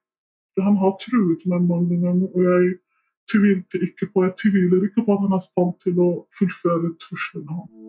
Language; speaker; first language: Norwegian; non-native, fluent; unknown